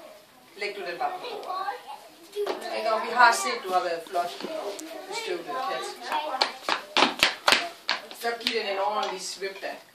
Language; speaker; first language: Danish; native; Danish